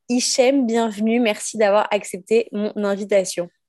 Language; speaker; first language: French; native; French